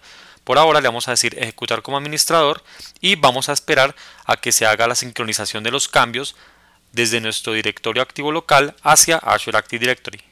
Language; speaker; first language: Spanish; native; Spanish